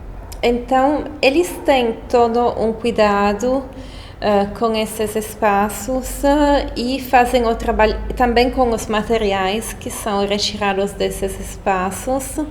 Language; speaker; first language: Portuguese; non-native, fluent; Italian